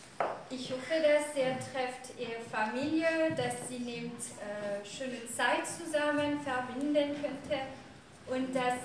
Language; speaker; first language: German; non-native, learner; French